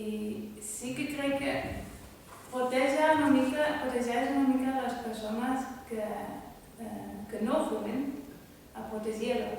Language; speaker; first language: Catalan; non-native, fluent; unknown